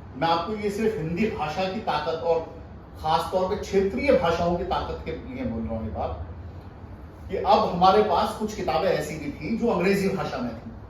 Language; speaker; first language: Hindi; native; Hindi